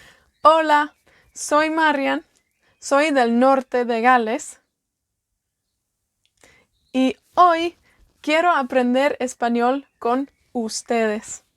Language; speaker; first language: Spanish; non-native, fluent; Welsh